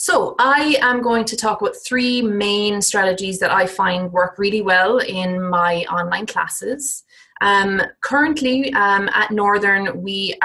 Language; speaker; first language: English; native; English